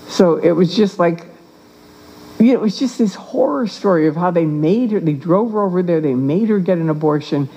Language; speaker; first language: English; native; English